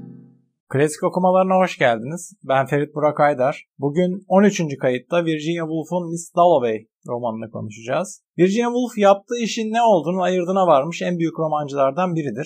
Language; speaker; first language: Turkish; native; Turkish